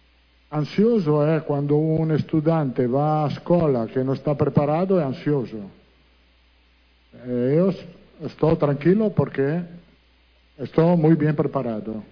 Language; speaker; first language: Portuguese; non-native, fluent; Italian